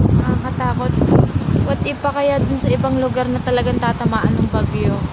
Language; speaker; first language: Filipino; native; Filipino